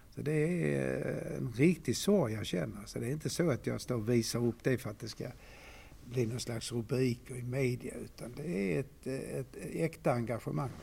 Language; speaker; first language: Swedish; native; Swedish